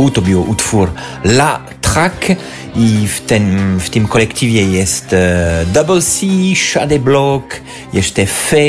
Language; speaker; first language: Polish; non-native, fluent; French